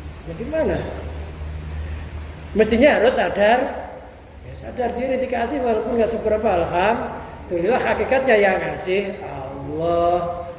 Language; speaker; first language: Indonesian; native; Indonesian